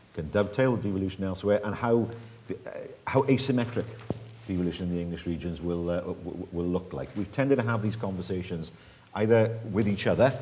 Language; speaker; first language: English; native; English